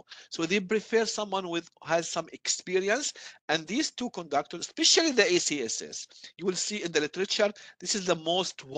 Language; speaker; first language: English; non-native, fluent; Arabic